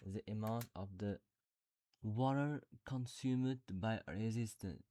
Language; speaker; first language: English; non-native, learner; Uzbek